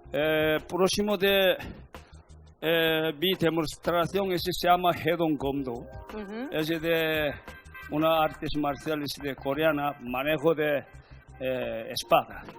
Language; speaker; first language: Spanish; non-native, learner; Korean